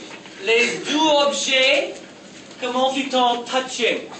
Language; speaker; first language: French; non-native, local second language; English